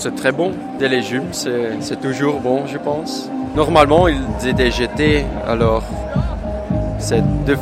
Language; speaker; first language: French; non-native, local second language; Dutch